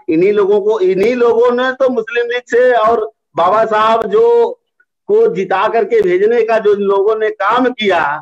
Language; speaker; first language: Hindi; native; Hindi